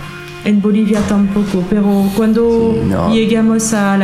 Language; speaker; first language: Spanish; non-native, fluent; French